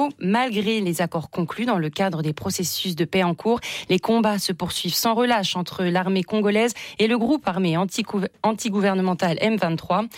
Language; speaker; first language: French; native; French